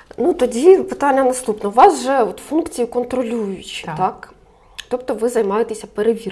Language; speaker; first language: Ukrainian; native; Ukrainian